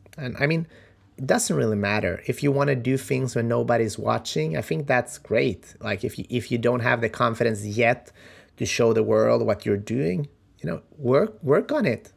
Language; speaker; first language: English; non-native, fluent; Macedonian